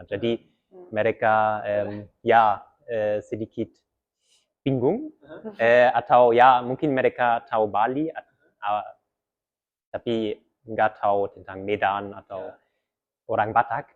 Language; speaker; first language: Indonesian; early bilingual, heritage; German